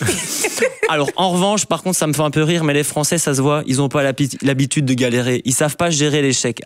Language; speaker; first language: French; native; French